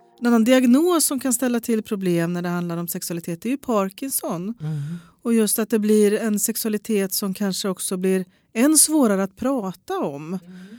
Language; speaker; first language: Swedish; native; Swedish